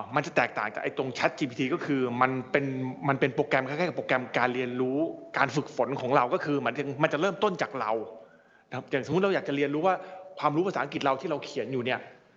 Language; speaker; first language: Thai; native; Thai